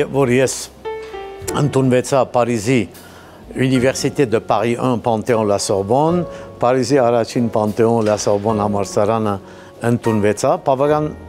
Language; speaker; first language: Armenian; early bilingual, heritage; Armenian